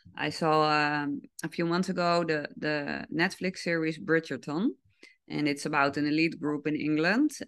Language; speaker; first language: English; non-native, fluent; Dutch